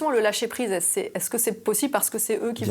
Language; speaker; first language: French; native; French